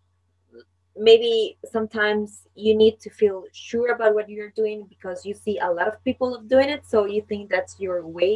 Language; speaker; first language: English; non-native, fluent; Spanish